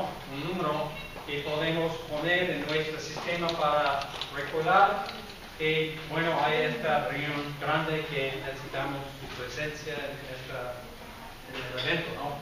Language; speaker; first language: Spanish; non-native, fluent; English